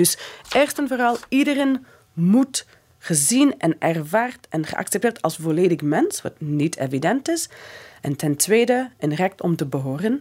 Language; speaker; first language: Dutch; non-native, fluent; English